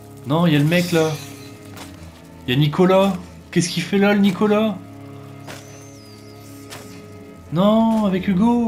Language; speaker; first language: French; native; French